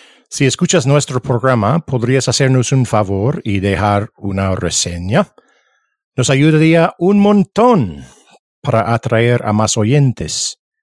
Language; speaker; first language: Spanish; early bilingual, other home language; English